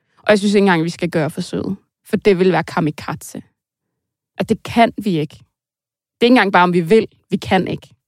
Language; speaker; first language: Danish; native; Danish